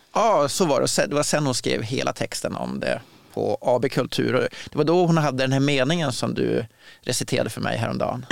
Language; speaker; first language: Swedish; native; Swedish